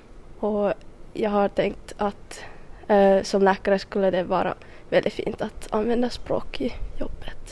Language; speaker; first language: Swedish; non-native, local second language; Finnish